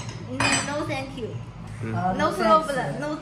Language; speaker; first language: English; non-native, learner; Chinese